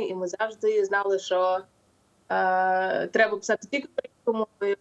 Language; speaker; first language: Ukrainian; non-native, local second language; Russian